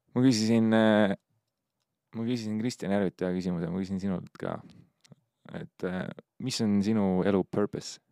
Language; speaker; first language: Estonian; native; Estonian